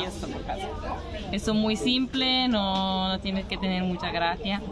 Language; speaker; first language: Spanish; non-native, fluent; Italian